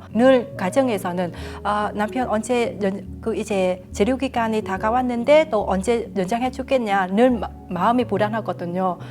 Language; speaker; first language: Korean; non-native, fluent; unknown